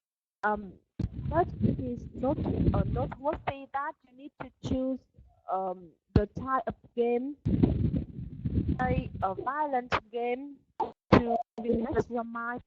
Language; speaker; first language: English; non-native, learner; Vietnamese